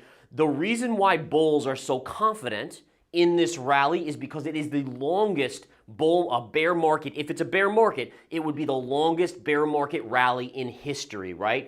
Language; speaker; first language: English; native; English